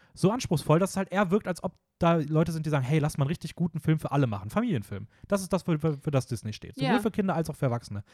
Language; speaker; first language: German; native; German